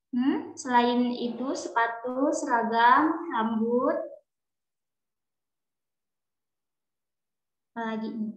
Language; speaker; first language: Indonesian; native; Indonesian